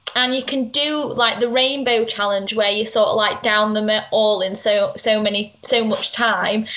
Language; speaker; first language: English; native; English